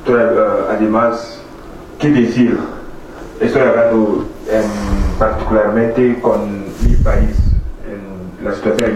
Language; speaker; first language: Spanish; non-native, fluent; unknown